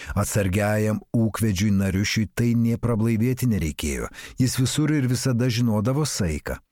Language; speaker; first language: Lithuanian; native; Lithuanian